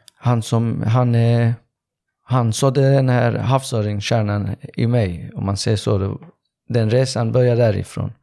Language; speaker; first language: Swedish; early bilingual, other home language; Persian